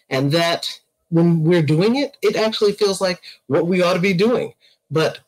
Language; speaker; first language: English; native; English